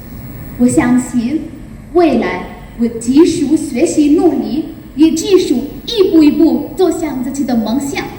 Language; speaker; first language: Chinese; non-native, learner; Hindi